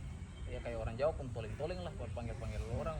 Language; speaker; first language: Malay; native; Malay